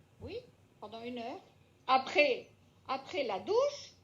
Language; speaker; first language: French; non-native, fluent; Spanish